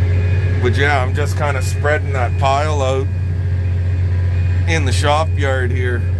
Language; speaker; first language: English; native; English